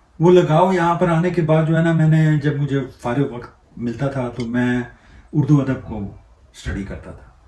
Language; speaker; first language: Urdu; non-native, local second language; Punjabi